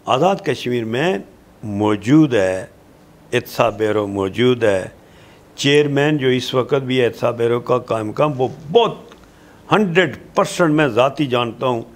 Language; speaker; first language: Urdu; non-native, local second language; Pahari-Potwari